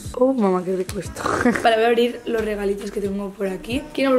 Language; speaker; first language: Spanish; native; Spanish